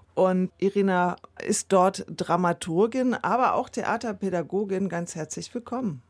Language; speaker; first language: German; native; German